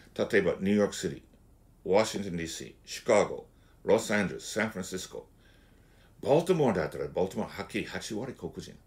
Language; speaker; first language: Japanese; non-native, fluent; English